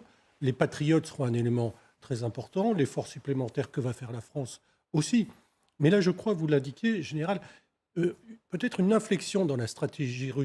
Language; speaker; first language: French; native; French